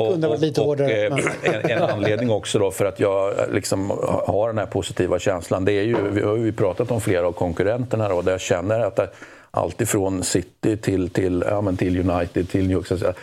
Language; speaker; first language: Swedish; native; Swedish